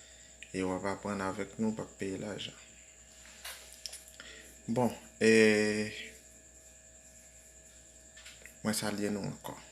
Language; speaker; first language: French; non-native, learner; Haitian Creole